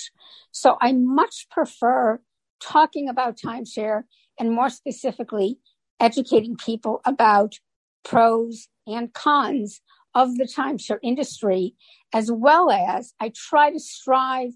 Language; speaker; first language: English; native; English